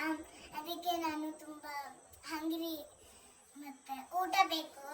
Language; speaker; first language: Kannada; non-native, local second language; Hindi